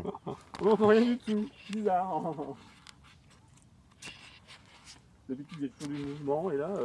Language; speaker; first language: French; native; French